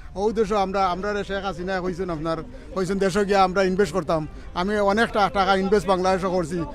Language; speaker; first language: Bangla; native; Bangla